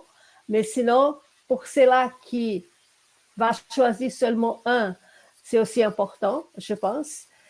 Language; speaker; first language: French; non-native, fluent; Portuguese